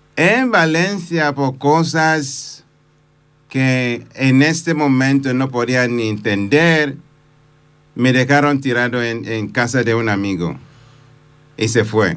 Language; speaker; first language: Spanish; non-native, fluent; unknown